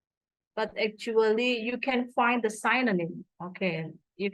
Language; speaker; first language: English; non-native, fluent; Indonesian